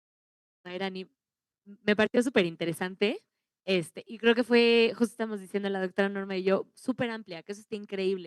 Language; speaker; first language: Spanish; native; Spanish